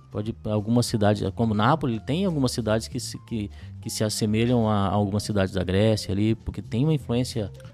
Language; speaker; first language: Portuguese; native; Portuguese